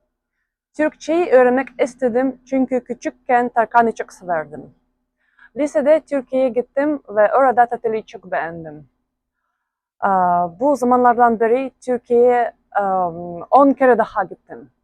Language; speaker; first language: Turkish; non-native, fluent; Russian